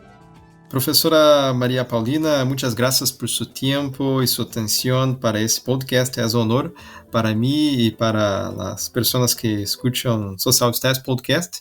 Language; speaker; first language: Portuguese; non-native, learner; Spanish